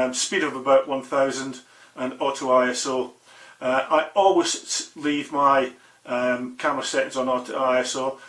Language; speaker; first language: English; native; English